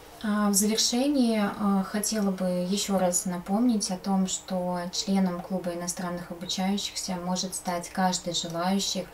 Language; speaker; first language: Russian; native; Russian